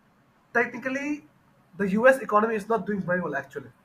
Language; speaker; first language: English; non-native, fluent; Bangla